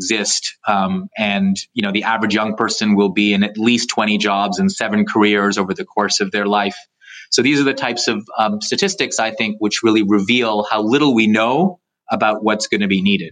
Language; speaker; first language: English; native; English